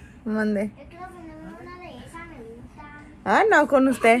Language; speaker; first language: Spanish; early bilingual, heritage; Spanish